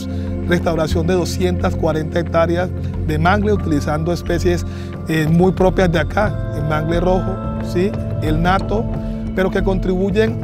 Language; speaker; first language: Spanish; native; Spanish